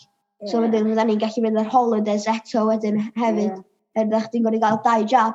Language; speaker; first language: Welsh; native; Welsh